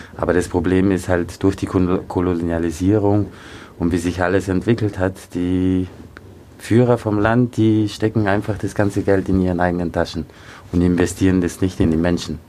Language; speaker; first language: German; early bilingual, other home language; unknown